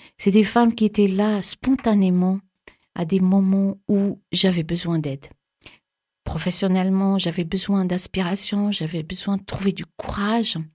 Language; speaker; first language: French; native; French